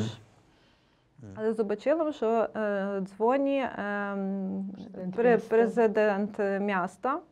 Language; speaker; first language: Ukrainian; native; Ukrainian